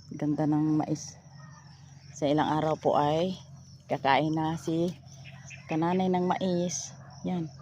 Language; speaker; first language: Filipino; non-native, local second language; Cebuano